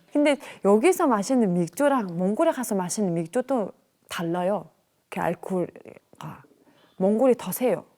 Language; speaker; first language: Korean; non-native, fluent; Mongolian